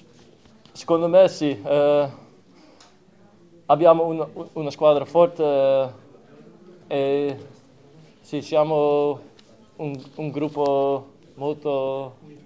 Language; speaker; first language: Italian; non-native, learner; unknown